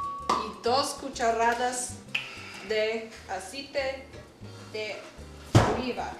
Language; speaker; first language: Spanish; non-native, learner; English